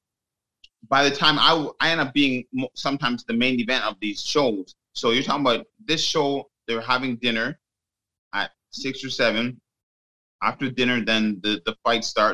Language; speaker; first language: English; native; English